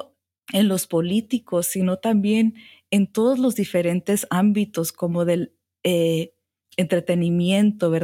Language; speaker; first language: Spanish; early bilingual, heritage; Spanish